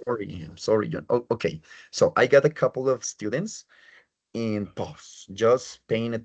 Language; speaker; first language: English; non-native, fluent; Spanish